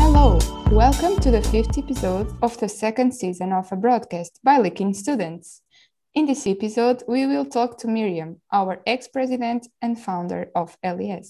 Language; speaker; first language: English; non-native, local second language; Portuguese